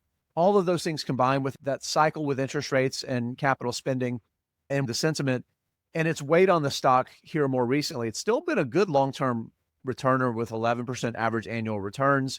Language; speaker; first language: English; native; English